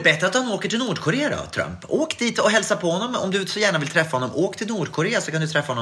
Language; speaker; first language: Swedish; native; Swedish